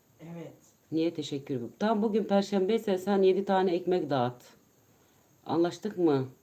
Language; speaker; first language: Turkish; native; Turkish